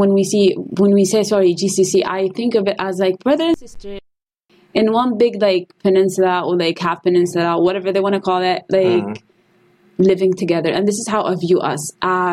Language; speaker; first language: English; non-native, fluent; Arabic